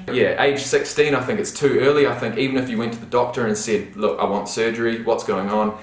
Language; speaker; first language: English; native; English